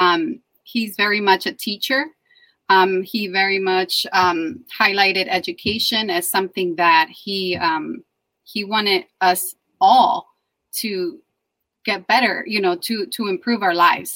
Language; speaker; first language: English; early bilingual, other home language; Spanish